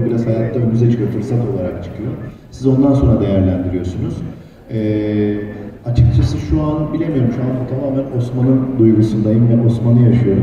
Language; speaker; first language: Turkish; native; Turkish